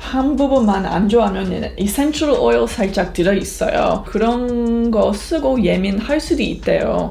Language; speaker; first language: Korean; non-native, fluent; English